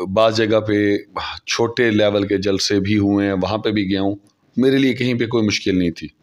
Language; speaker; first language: Urdu; non-native, local second language; Saraiki